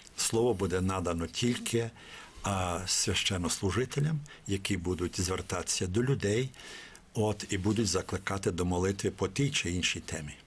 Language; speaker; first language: Ukrainian; native; Ukrainian